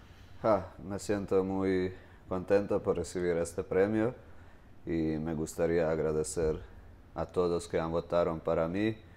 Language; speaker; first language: Spanish; non-native, fluent; Croatian